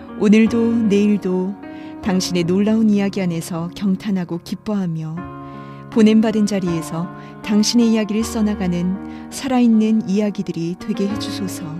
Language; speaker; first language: Korean; native; Korean